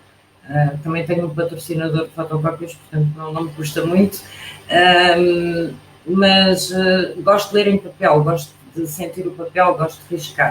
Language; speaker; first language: Portuguese; native; Portuguese